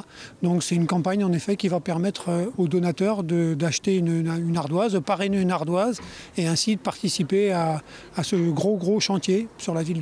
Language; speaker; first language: French; native; French